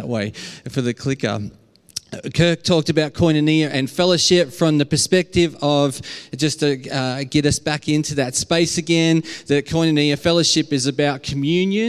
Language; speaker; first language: English; native; English